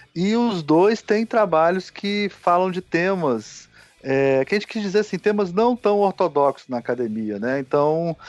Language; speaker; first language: Portuguese; native; Portuguese